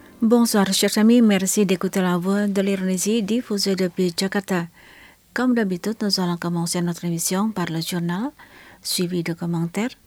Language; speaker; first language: French; non-native, fluent; Indonesian